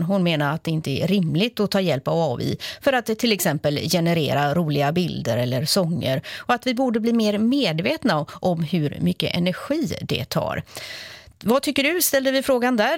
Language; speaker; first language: Swedish; native; Swedish